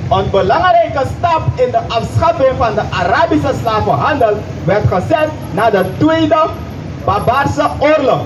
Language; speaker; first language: Dutch; non-native, local second language; Sranan Tongo